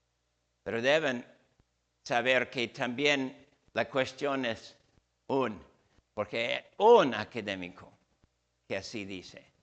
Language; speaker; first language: Spanish; non-native, fluent; English